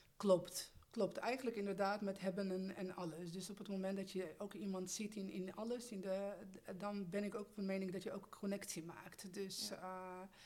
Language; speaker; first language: Dutch; early bilingual, other home language; Albanian